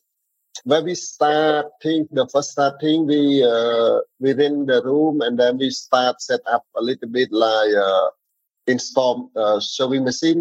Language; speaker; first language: English; non-native, learner; Khmer